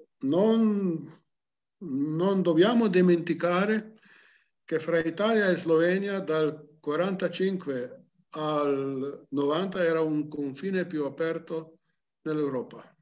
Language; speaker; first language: Italian; non-native, local second language; Slovenian